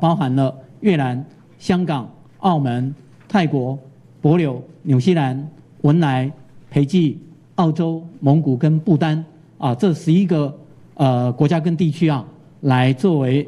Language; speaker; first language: Chinese; native; Chinese